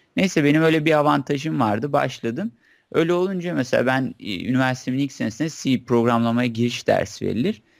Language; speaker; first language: Turkish; native; Turkish